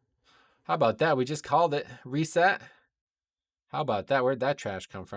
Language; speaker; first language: English; native; English